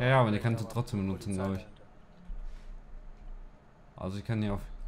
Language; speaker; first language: German; native; German